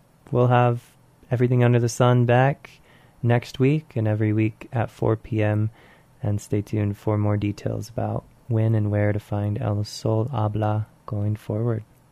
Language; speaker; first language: English; native; English